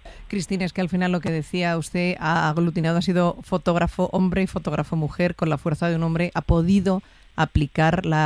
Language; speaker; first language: Spanish; native; Spanish